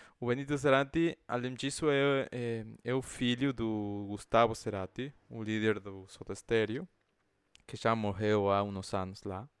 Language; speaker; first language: Portuguese; non-native, fluent; Spanish